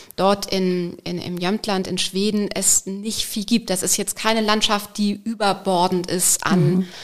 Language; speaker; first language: German; native; German